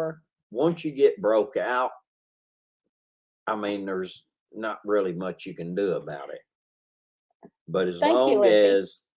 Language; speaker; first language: English; native; English